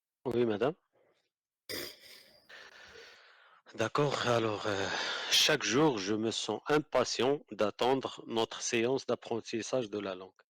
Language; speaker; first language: French; non-native, learner; Arabic